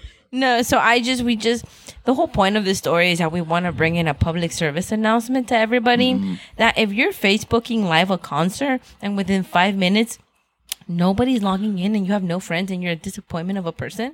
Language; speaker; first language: English; native; English